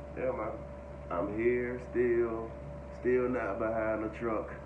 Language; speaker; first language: English; native; English